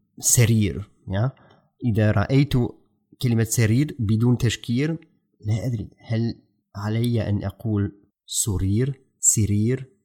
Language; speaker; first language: Arabic; non-native, fluent; German